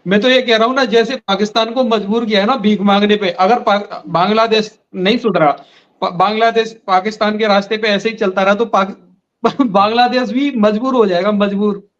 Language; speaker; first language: Hindi; native; Hindi